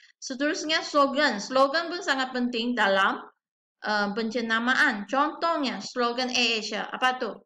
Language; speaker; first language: Malay; non-native, local second language; Chinese